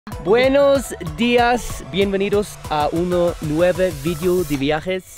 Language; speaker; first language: Spanish; non-native, learner; Norwegian